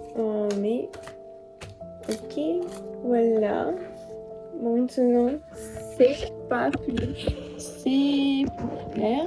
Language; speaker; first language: French; non-native, learner; Russian